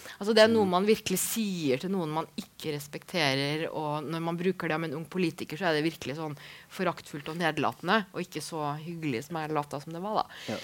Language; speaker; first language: Norwegian; native; Norwegian